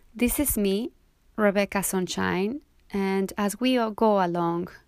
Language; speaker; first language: English; non-native, fluent; Spanish